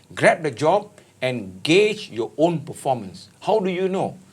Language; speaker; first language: English; non-native, local second language; Malay